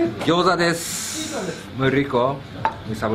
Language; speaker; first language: Spanish; non-native, learner; Japanese